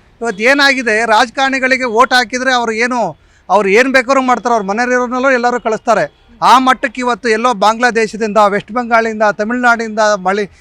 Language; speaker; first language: Kannada; native; Kannada